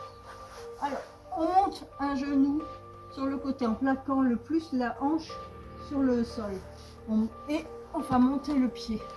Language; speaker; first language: French; native; French